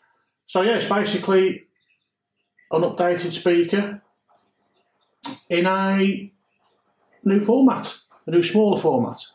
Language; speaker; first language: English; native; English